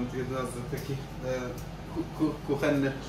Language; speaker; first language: Polish; non-native, fluent; Persian